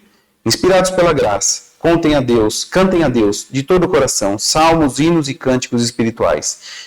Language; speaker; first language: Portuguese; native; Portuguese